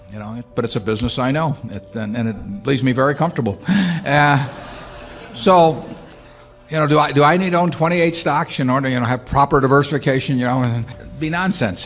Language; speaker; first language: English; native; English